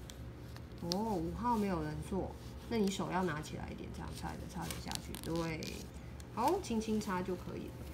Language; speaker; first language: Chinese; native; Chinese